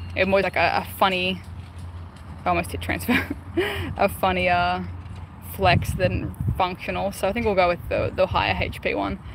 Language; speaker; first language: English; native; English